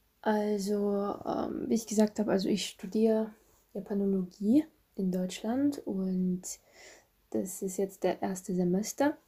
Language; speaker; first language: German; non-native, fluent; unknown